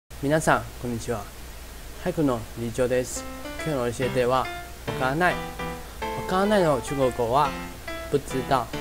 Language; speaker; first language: Japanese; non-native, learner; Chinese